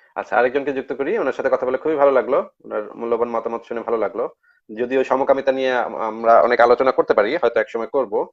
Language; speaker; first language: Bangla; native; Bangla